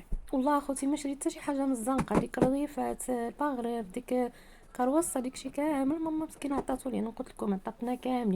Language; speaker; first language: Arabic; native; Arabic